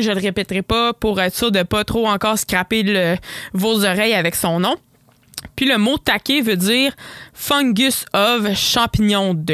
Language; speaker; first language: French; native; French